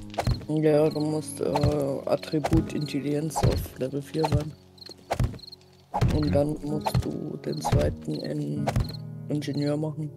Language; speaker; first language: German; native; German